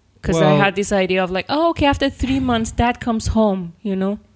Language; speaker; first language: English; non-native, fluent; Persian